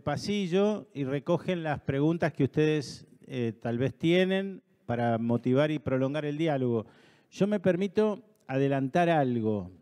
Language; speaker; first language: Spanish; native; Spanish